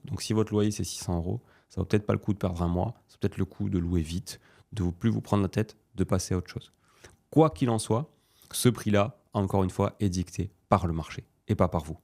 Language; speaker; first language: French; native; French